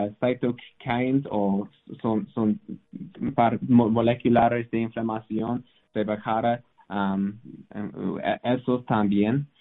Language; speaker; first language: Spanish; non-native, learner; English